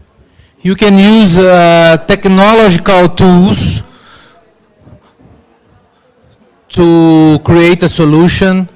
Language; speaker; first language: English; non-native, learner; Portuguese